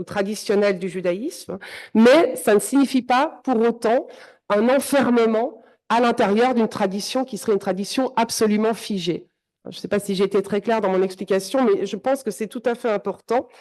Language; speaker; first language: French; native; French